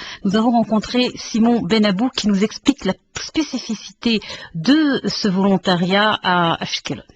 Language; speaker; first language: French; native; French